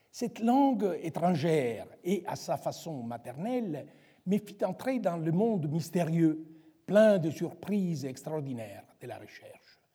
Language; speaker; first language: French; non-native, fluent; Italian